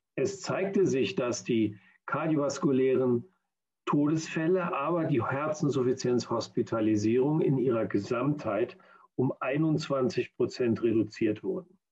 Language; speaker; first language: German; native; German